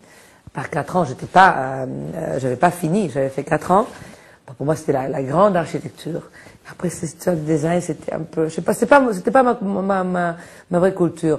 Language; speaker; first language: French; non-native, fluent; Spanish